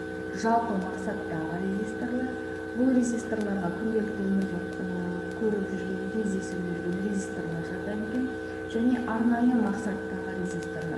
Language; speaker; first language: Kazakh; native; Kazakh